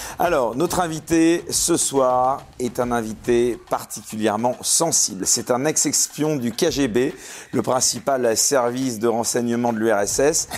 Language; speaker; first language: French; native; French